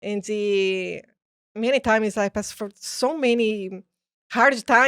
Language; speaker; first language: English; non-native, learner; Portuguese